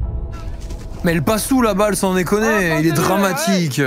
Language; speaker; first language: French; native; French